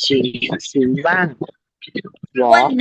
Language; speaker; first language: Chinese; non-native, learner; Lao